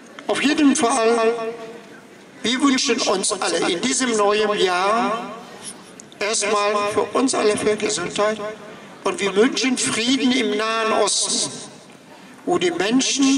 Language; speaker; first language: German; non-native, fluent; Persian